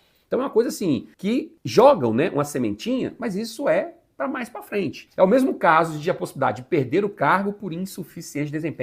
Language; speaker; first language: Portuguese; native; Portuguese